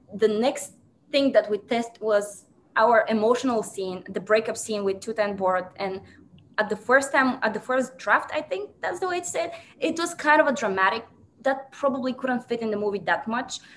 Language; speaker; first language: English; non-native, fluent; Bulgarian